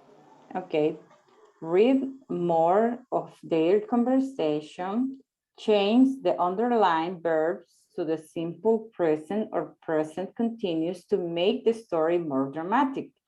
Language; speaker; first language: English; non-native, learner; Spanish